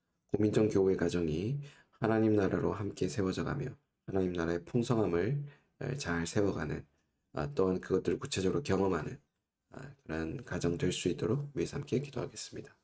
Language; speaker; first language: Korean; native; Korean